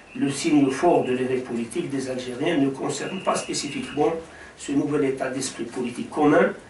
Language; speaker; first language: French; non-native, local second language; Arabic